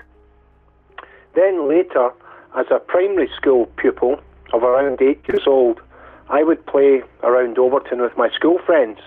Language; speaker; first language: English; native; English